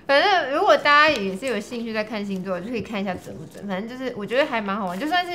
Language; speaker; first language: Chinese; native; Chinese